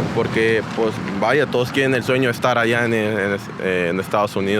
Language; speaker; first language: Spanish; native; Spanish